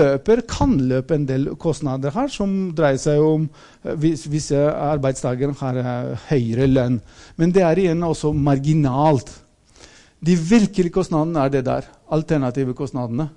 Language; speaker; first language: Norwegian; non-native, fluent; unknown